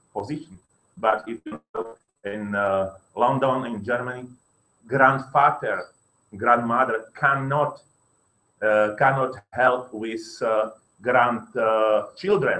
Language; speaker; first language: English; non-native, learner; Slovak